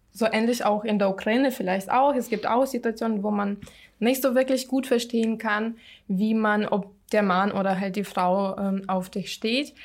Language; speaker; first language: German; non-native, fluent; Ukrainian